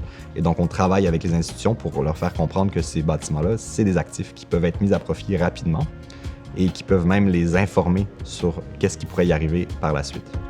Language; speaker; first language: French; native; French